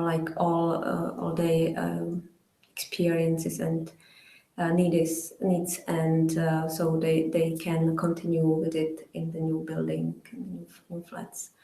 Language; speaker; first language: English; non-native, fluent; Czech